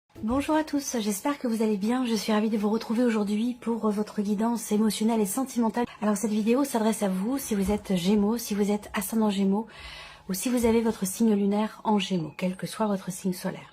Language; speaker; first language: French; native; French